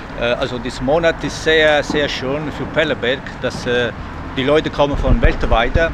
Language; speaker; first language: German; non-native, learner; Italian